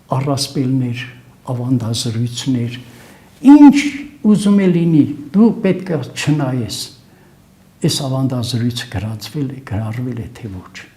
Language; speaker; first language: Armenian; native; Armenian